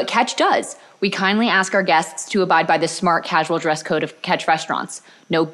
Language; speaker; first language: English; native; English